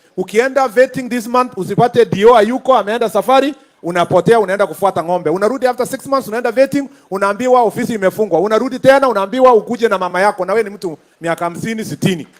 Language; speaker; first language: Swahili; non-native, local second language; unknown